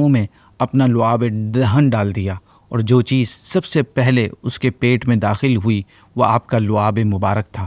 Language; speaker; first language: Urdu; native; Urdu